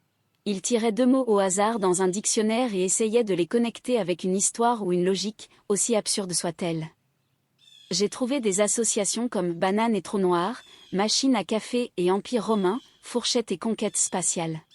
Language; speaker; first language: French; native; French